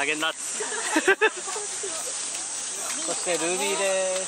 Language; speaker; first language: Japanese; native; Japanese